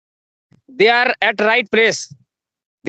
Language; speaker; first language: English; non-native, learner; Hindi